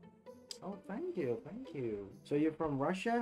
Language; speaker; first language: English; non-native, fluent; Indonesian